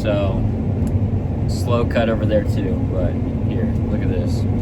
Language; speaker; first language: English; native; English